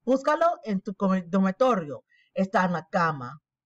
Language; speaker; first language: Spanish; non-native, learner; English